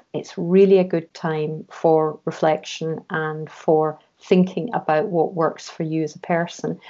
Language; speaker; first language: English; native; English